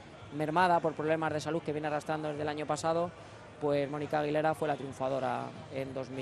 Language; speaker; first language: Spanish; native; Spanish